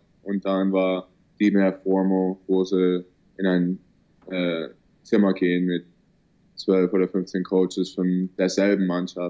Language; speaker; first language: German; early bilingual, heritage; German